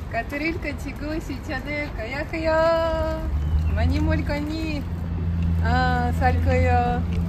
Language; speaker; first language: Korean; non-native, learner; Russian